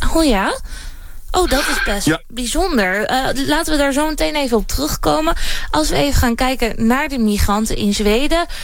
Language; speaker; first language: Dutch; native; Dutch